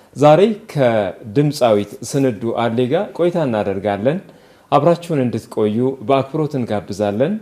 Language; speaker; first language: Amharic; native; Amharic